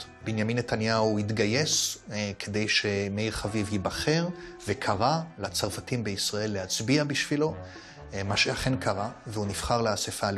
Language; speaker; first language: Hebrew; native; Hebrew